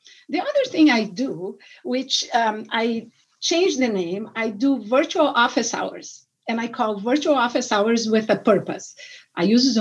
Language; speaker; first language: English; non-native, fluent; Portuguese